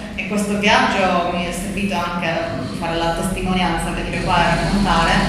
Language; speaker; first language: Italian; non-native, fluent; Polish